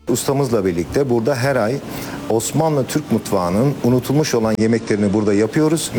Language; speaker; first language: Turkish; native; Turkish